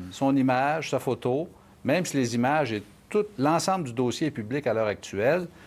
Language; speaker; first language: French; native; French